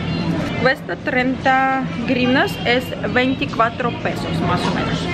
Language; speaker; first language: Spanish; non-native, fluent; Ukrainian